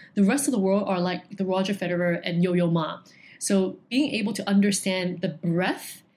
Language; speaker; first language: English; non-native, local second language; Cantonese